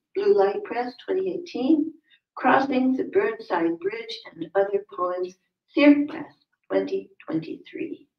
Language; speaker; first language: English; native; English